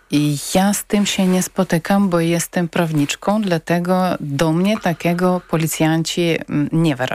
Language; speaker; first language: Polish; non-native, learner; Ukrainian